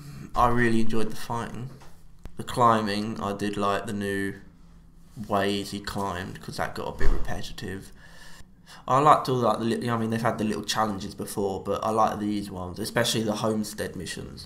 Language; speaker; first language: English; native; English